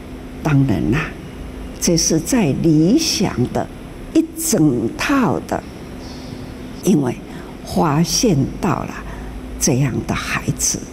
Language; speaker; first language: Chinese; native; Chinese